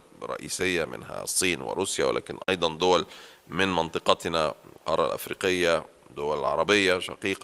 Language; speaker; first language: Arabic; native; Arabic